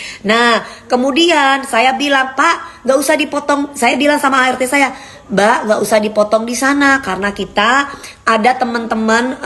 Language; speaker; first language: Indonesian; native; Indonesian